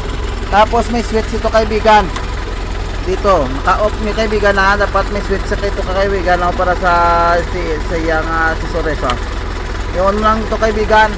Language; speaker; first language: Filipino; non-native, local second language; Cebuano